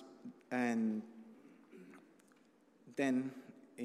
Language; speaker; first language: English; non-native, fluent; Spanish